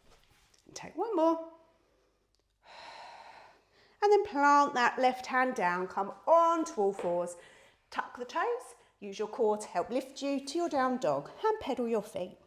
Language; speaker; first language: English; native; English